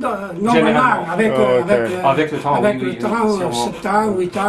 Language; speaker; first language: French; non-native, fluent; Italian